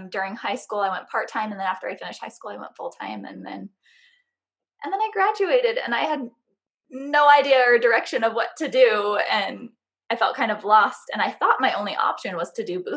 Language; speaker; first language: English; native; English